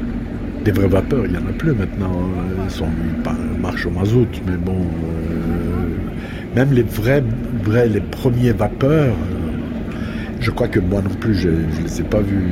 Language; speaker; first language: French; non-native, fluent; Turkish